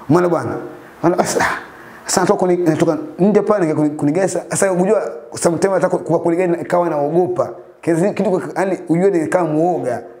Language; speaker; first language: Swahili; native; Swahili